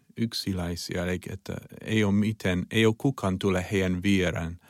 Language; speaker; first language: Finnish; non-native, learner; Chinese